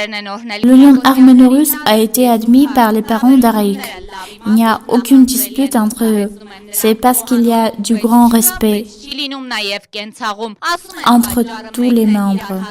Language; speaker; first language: French; non-native, fluent; Armenian